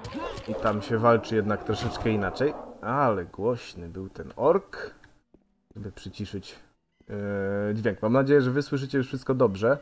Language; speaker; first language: Polish; native; Polish